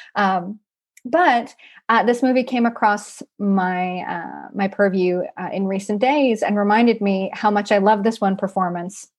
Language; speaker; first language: English; native; English